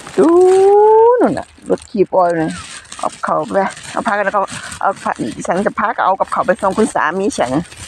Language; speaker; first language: Thai; native; Thai